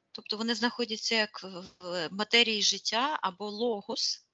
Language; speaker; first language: Ukrainian; non-native, local second language; Russian